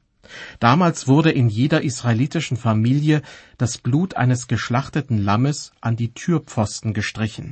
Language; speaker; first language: German; native; German